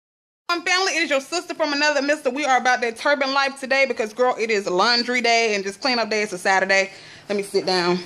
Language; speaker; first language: English; native; English